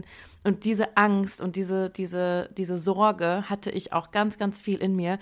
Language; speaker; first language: German; early bilingual, other home language; Persian